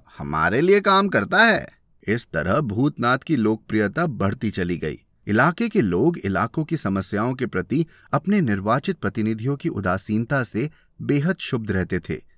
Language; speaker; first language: Hindi; native; Hindi